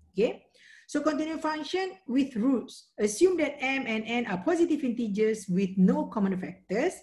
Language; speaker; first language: English; non-native, local second language; Malay